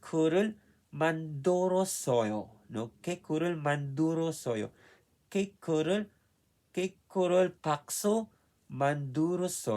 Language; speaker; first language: Korean; non-native, fluent; Filipino